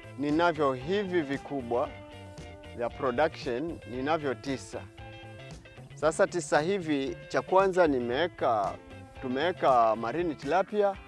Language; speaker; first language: Swahili; native; Swahili